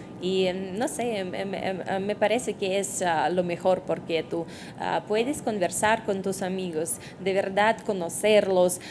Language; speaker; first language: Spanish; non-native, fluent; Russian